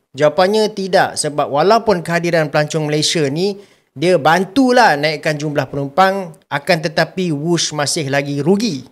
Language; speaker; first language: Malay; native; Malay